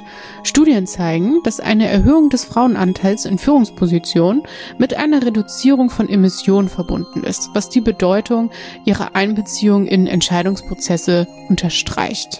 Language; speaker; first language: German; native; German